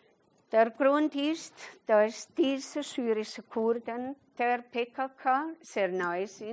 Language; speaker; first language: German; non-native, fluent; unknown